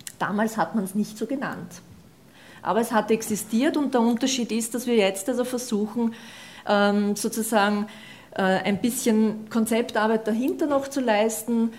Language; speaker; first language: German; native; German